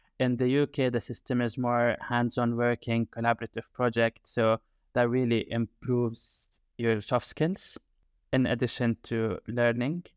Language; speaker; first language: English; non-native, fluent; Arabic